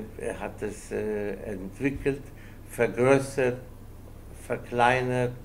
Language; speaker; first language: German; non-native, fluent; Spanish